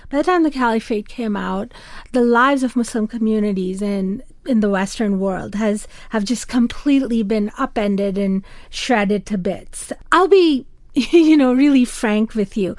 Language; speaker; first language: English; non-native, local second language; Urdu